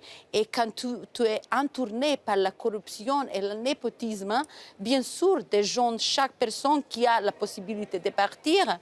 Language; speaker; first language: French; non-native, fluent; Macedonian